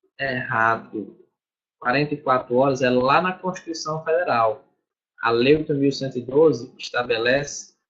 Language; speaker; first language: Portuguese; native; Portuguese